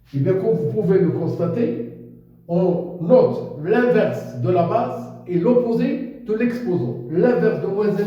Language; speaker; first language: French; non-native, local second language; Arabic